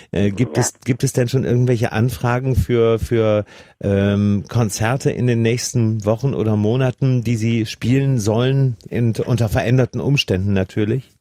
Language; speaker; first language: German; native; German